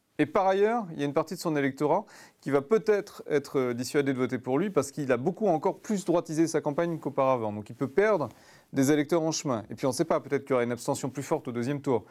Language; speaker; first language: French; native; French